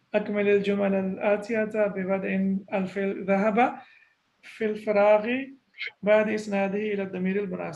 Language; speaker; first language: Arabic; non-native, fluent; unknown